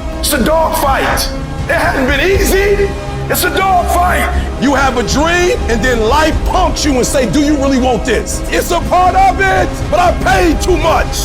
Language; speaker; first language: English; native; English